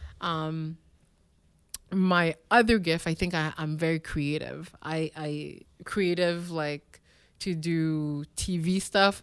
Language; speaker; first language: English; non-native, local second language; French